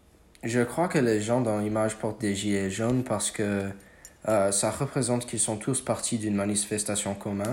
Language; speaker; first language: French; non-native, fluent; English